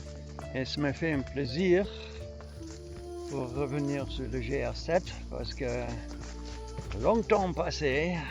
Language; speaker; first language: French; non-native, learner; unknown